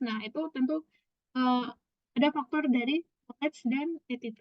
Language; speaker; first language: Indonesian; native; Indonesian